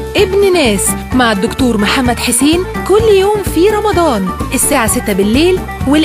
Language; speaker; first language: Arabic; native; Arabic